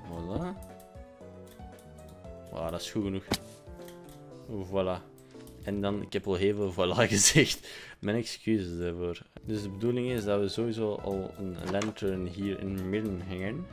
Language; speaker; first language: Dutch; native; Dutch